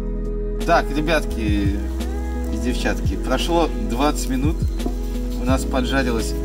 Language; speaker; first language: Russian; native; Russian